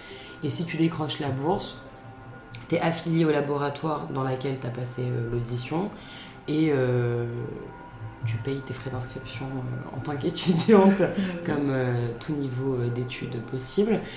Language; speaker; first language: French; native; French